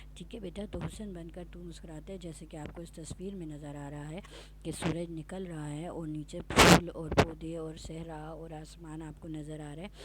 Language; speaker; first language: Urdu; native; Urdu